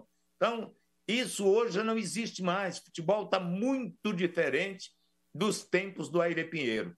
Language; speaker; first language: Portuguese; native; Portuguese